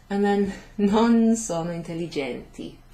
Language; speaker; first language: Italian; non-native, fluent; English